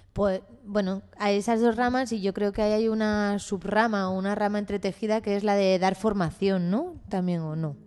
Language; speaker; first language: Spanish; native; Spanish